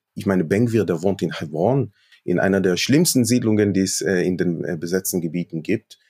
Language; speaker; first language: German; non-native, fluent; Hebrew